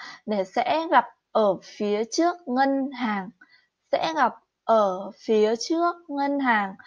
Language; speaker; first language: Korean; non-native, fluent; Vietnamese